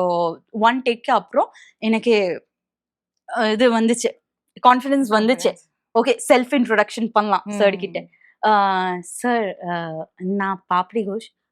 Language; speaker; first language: Tamil; non-native, local second language; Bangla